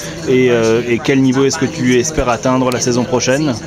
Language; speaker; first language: French; native; French